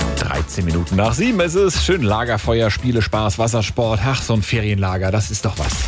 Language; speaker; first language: German; native; German